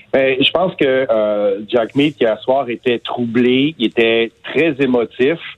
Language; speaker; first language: French; native; French